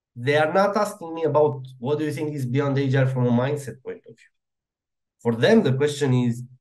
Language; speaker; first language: English; non-native, fluent; Romanian